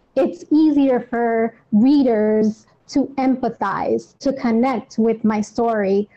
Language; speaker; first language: English; native; English